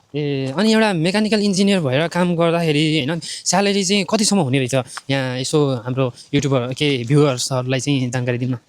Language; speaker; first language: Nepali; native; Nepali